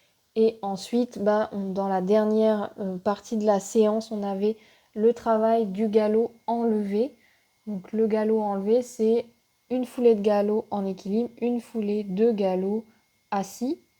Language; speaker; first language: French; native; French